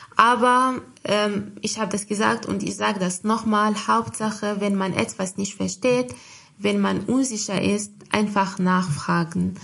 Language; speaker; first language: German; non-native, fluent; Arabic